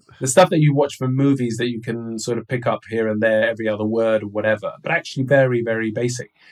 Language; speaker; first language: English; early bilingual, other home language; Somali